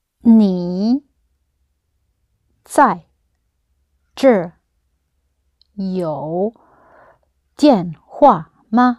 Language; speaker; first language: Chinese; non-native, learner; English